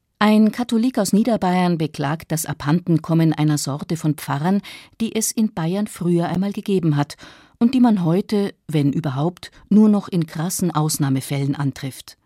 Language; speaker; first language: German; native; German